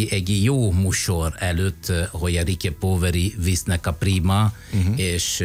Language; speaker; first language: Hungarian; non-native, fluent; Italian